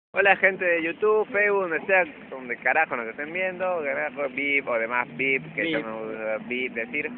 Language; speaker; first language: Spanish; native; Spanish